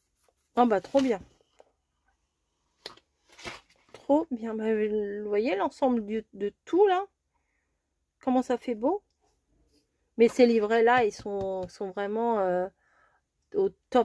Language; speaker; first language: French; native; French